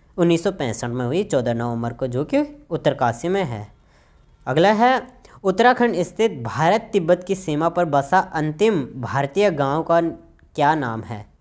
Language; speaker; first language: Hindi; native; Hindi